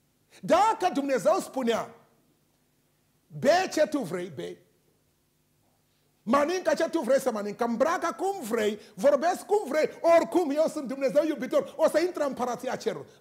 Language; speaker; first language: Romanian; non-native, learner; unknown